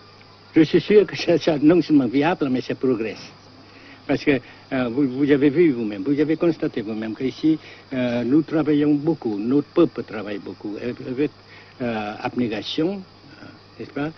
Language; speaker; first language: French; non-native, fluent; Vietnamese